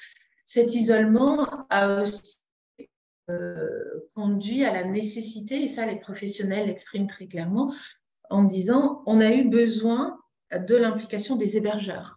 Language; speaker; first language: French; native; French